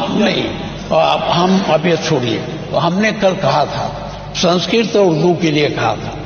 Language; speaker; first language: Hindi; native; Hindi